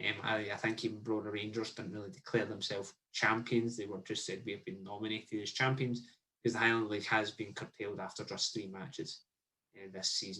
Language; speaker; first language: English; native; English